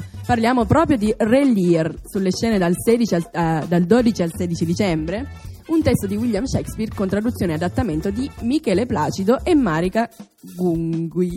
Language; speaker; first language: Italian; native; Italian